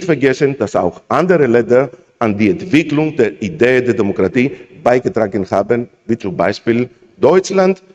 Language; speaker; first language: German; non-native, fluent; Greek